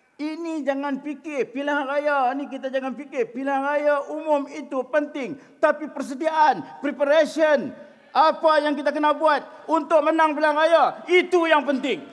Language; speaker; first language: Malay; native; Malay